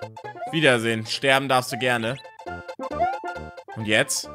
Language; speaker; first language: German; native; German